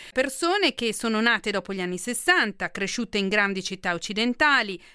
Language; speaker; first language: Italian; native; Italian